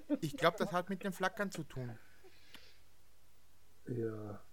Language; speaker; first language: German; native; German